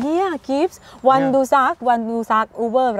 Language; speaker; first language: German; non-native, learner; Thai